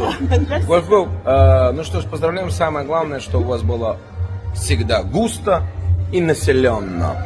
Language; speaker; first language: Russian; non-native, local second language; Turkmen